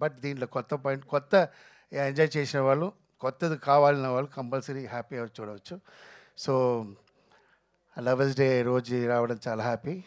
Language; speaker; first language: Telugu; non-native, fluent; Tamil